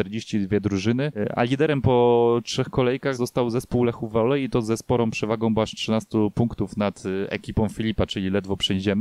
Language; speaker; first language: Polish; native; Polish